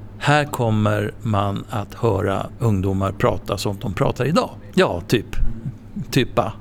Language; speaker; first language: Swedish; native; Swedish